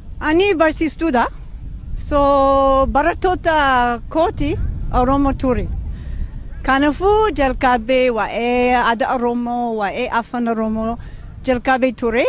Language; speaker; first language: Oromo; non-native, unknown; English